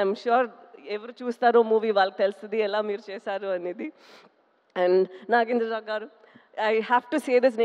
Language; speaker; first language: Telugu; non-native, local second language; Tamil